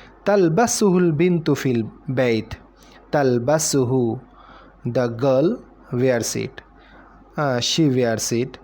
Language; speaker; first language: Arabic; non-native, fluent; Bangla